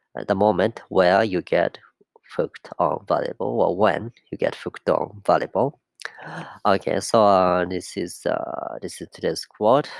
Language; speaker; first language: English; non-native, fluent; Japanese